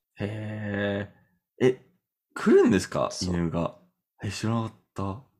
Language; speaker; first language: Japanese; non-native, fluent; English